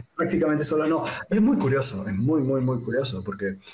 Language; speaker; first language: Spanish; native; Spanish